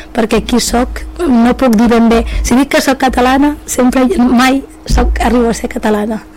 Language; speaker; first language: Catalan; early bilingual, other home language; Arabic